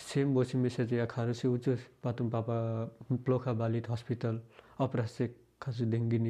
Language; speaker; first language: Russian; non-native, learner; Nepali